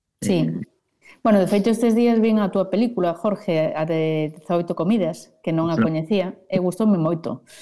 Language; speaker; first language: Galician; non-native, local second language; Spanish